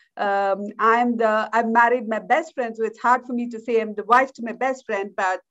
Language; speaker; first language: English; non-native, local second language; Malayalam